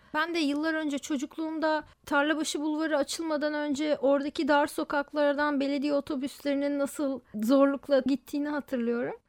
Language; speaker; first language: Turkish; native; Turkish